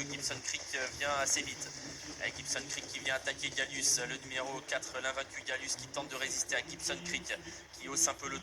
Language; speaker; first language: French; native; French